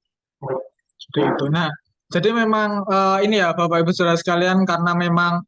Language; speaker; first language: Indonesian; native; Indonesian